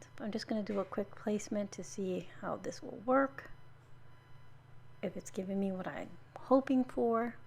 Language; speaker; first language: English; native; English